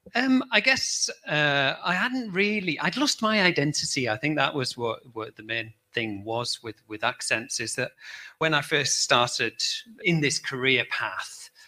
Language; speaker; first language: English; native; English